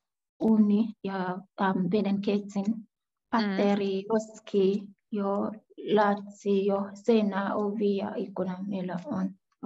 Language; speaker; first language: Finnish; non-native, learner; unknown